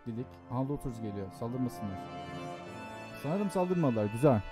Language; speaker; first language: Turkish; native; Turkish